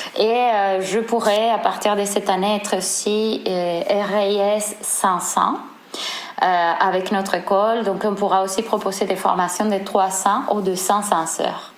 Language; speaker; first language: French; non-native, fluent; Spanish